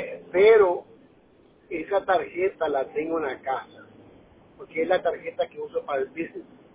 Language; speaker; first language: Spanish; native; Spanish